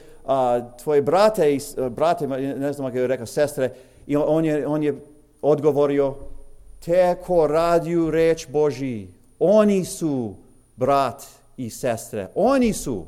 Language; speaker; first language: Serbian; early bilingual, heritage; English